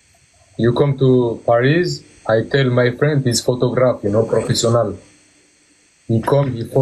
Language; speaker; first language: English; non-native, learner; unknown